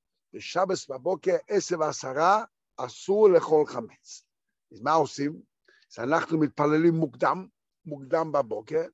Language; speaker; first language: Hebrew; non-native, fluent; Yiddish